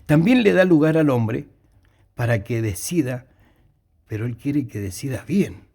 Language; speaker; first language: Spanish; native; Spanish